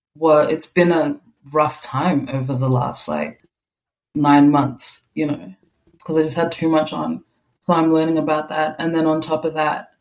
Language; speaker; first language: English; native; English